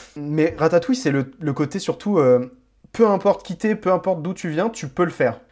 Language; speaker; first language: French; native; French